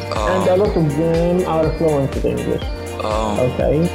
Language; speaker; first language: English; non-native, fluent; Arabic